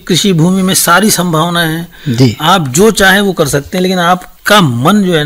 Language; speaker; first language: Hindi; native; Hindi